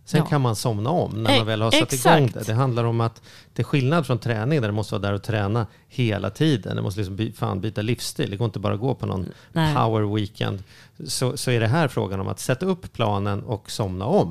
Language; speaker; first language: Swedish; native; Swedish